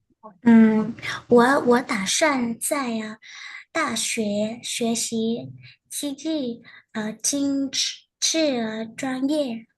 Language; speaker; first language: Chinese; non-native, learner; Vietnamese